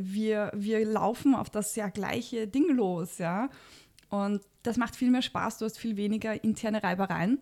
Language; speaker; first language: German; native; German